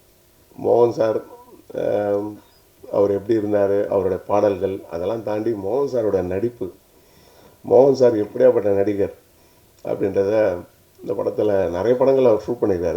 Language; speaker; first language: Tamil; native; Tamil